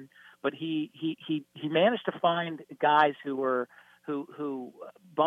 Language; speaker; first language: English; native; English